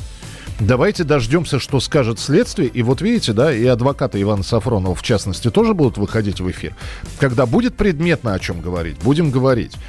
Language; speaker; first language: Russian; native; Russian